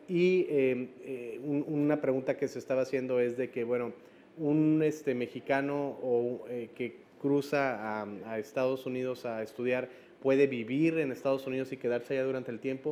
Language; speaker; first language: Spanish; native; Spanish